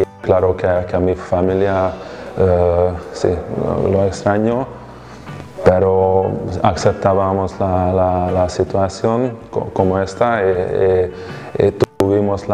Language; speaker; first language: Spanish; non-native, fluent; Hungarian